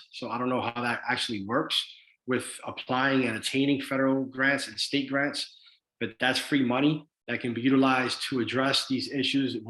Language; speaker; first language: English; early bilingual, other home language; Spanish